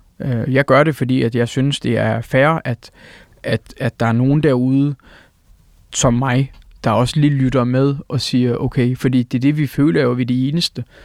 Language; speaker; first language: Danish; early bilingual, other home language; Turkish